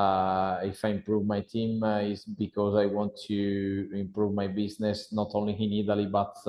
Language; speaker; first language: English; non-native, learner; Italian